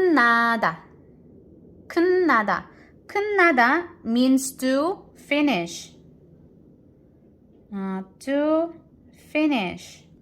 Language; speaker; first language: Korean; non-native, fluent; Filipino